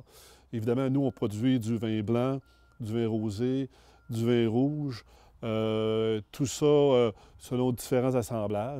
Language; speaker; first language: French; native; French